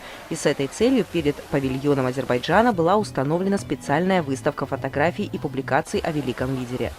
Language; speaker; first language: Russian; native; Russian